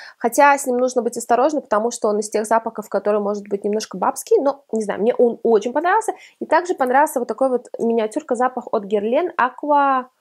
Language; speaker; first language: Russian; early bilingual, heritage; Russian